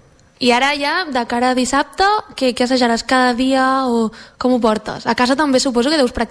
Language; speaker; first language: Catalan; native; Catalan